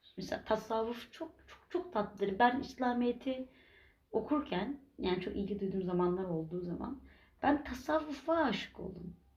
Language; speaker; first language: Turkish; native; Turkish